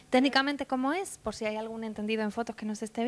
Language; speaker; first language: Spanish; native; Spanish